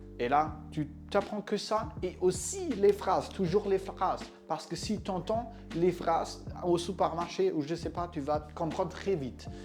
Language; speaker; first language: French; non-native, fluent; German